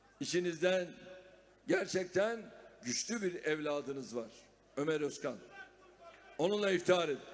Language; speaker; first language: Turkish; native; Turkish